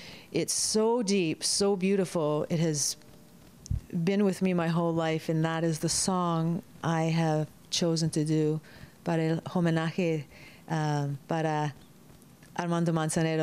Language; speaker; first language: English; early bilingual, other home language; Spanish